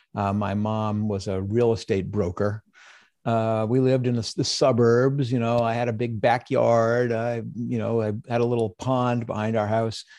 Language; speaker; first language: English; native; English